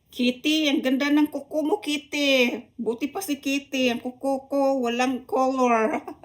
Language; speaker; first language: Filipino; non-native, local second language; Cebuano